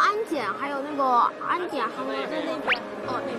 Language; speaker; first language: Chinese; native; Chinese